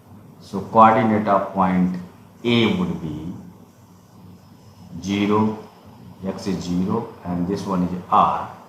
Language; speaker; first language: English; non-native, local second language; Hindi